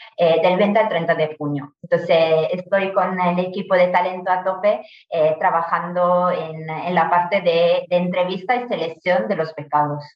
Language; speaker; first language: Spanish; non-native, fluent; Italian